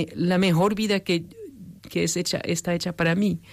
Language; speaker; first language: Spanish; non-native, fluent; French